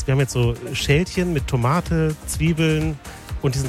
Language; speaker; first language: German; native; German